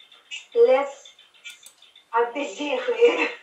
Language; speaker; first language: French; non-native, fluent; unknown